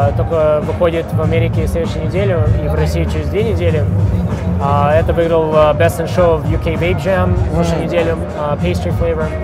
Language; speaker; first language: Russian; early bilingual, heritage; Russian